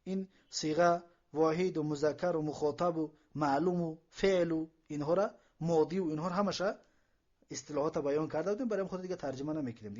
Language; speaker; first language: Persian; native; Persian